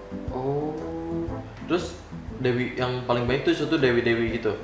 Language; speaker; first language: Indonesian; native; Indonesian